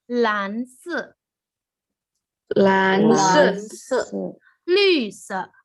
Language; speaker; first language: Chinese; non-native, fluent; Indonesian